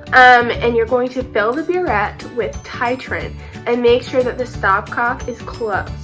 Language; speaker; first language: English; native; English